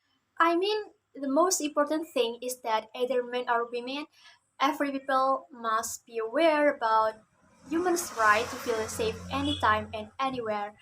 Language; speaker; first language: English; non-native, learner; Indonesian